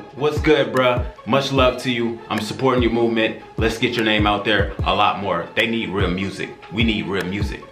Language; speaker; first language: English; native; English